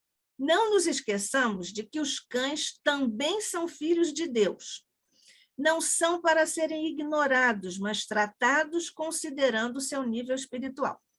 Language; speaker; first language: Portuguese; native; Portuguese